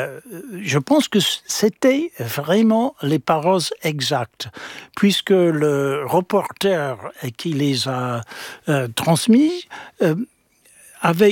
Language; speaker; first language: French; non-native, fluent; English